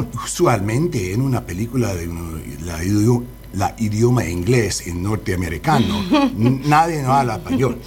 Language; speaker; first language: Spanish; non-native, learner; English